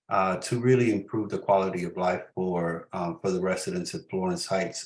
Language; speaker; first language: English; early bilingual, other home language; Spanish